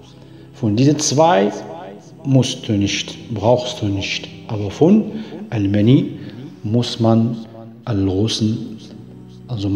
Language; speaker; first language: German; non-native, fluent; Arabic